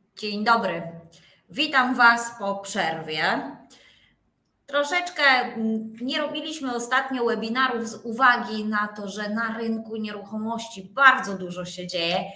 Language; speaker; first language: Polish; native; Polish